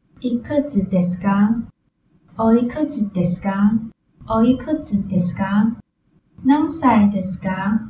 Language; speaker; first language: Japanese; non-native, learner; Chinese